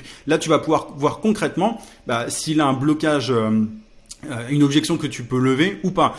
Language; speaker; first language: French; native; French